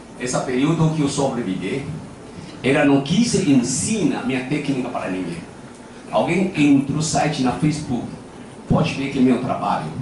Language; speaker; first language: Portuguese; non-native, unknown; Chinese